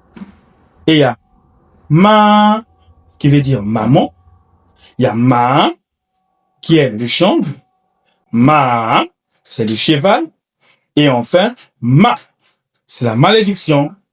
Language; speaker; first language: French; non-native, fluent; Chinese